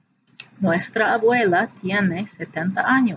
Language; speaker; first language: Spanish; non-native, fluent; English